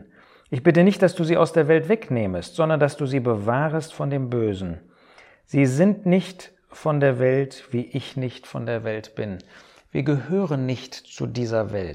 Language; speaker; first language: German; native; German